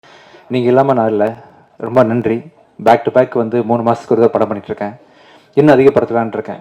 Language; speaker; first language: Tamil; native; Tamil